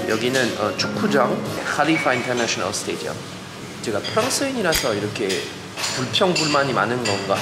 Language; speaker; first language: Korean; non-native, fluent; French